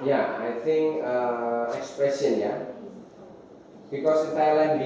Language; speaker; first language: English; non-native, fluent; Indonesian